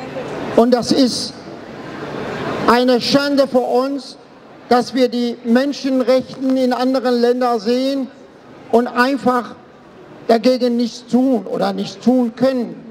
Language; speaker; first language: German; non-native, fluent; Persian